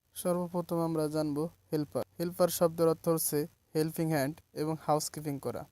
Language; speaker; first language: Bangla; native; Bangla